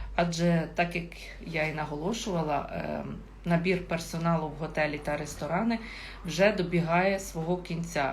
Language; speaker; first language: Ukrainian; non-native, local second language; Russian